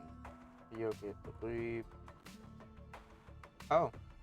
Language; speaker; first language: German; native; German